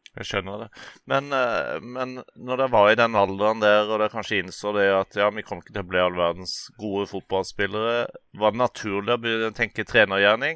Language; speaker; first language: Norwegian; native; Norwegian